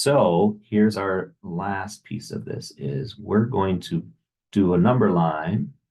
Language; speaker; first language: English; native; English